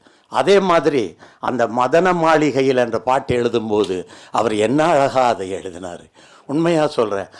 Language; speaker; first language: Tamil; native; Tamil